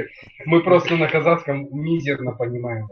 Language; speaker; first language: Russian; native; Russian